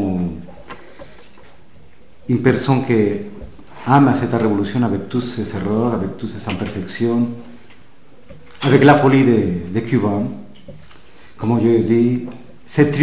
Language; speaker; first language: French; non-native, fluent; Spanish